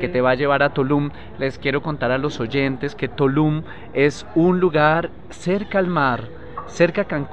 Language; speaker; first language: Spanish; native; Spanish